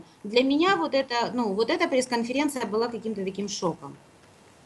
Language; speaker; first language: Russian; native; Russian